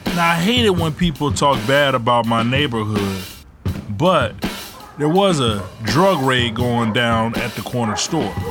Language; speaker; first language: English; native; English